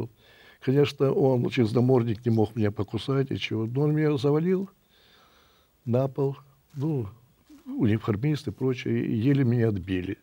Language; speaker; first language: Russian; native; Russian